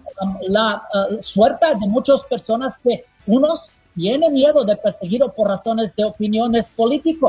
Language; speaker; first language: Spanish; non-native, fluent; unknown